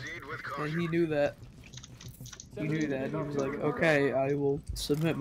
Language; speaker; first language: English; native; English